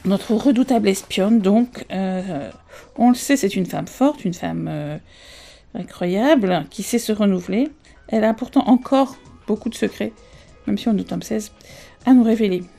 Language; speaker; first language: French; native; French